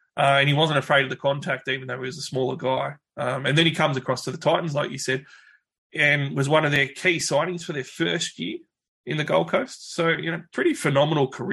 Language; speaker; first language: English; native; English